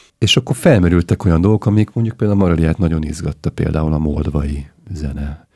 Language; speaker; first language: Hungarian; native; Hungarian